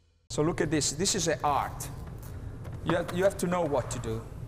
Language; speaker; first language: English; non-native, fluent; Italian